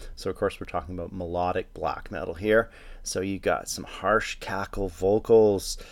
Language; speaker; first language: English; native; English